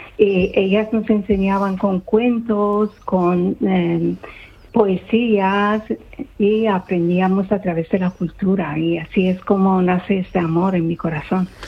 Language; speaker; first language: Spanish; non-native, fluent; Persian